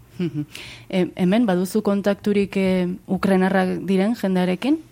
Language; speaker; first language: Basque; native; Basque